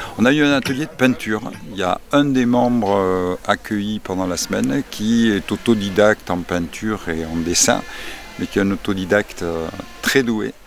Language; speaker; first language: French; native; French